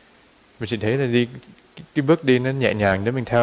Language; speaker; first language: Vietnamese; early bilingual, heritage; Vietnamese